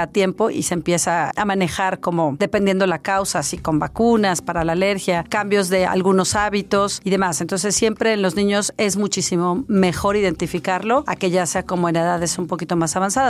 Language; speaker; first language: Spanish; native; Spanish